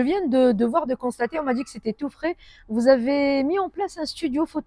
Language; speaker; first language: French; non-native, local second language; Arabic